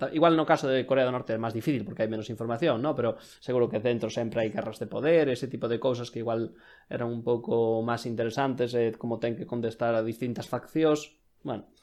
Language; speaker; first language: Galician; non-native, local second language; Spanish